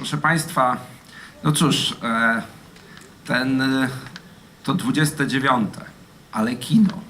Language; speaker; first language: Polish; native; Polish